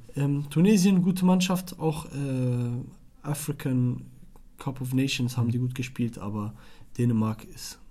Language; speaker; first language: German; non-native, fluent; Arabic